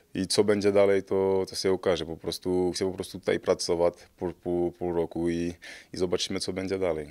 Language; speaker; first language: Polish; non-native, fluent; French